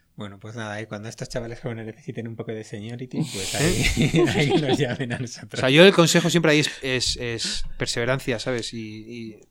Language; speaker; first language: Spanish; native; Spanish